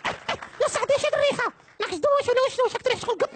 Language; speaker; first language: Arabic; native; Arabic